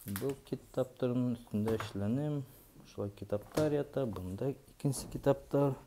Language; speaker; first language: Tatar; non-native, local second language; Bashkir